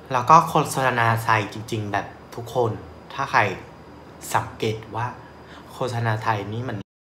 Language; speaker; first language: Thai; non-native, fluent; Vietnamese